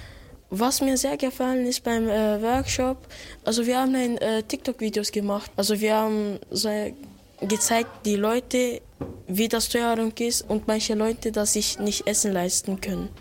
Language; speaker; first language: German; early bilingual, other home language; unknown